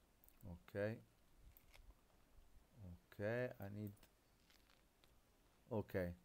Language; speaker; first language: English; non-native, learner; Italian